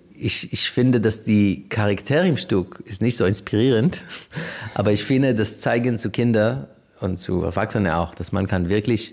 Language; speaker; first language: German; non-native, learner; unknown